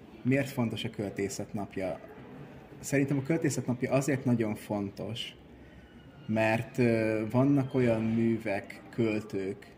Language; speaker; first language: Hungarian; native; Hungarian